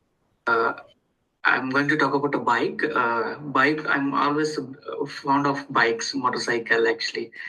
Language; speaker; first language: English; non-native, fluent; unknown